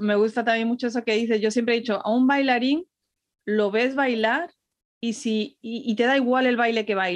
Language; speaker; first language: Spanish; native; Spanish